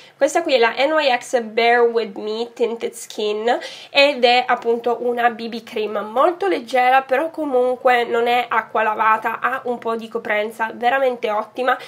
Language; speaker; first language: Italian; native; Italian